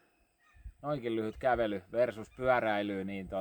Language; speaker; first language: Finnish; native; Finnish